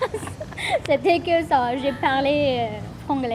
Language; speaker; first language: French; non-native, fluent; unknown